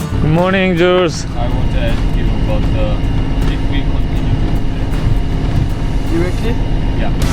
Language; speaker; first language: English; non-native, learner; Korean